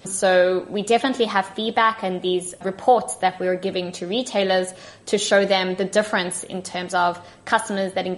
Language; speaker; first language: English; native; English